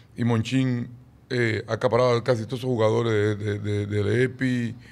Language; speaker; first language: Spanish; native; Spanish